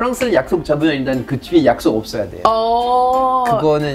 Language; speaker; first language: Korean; non-native, fluent; French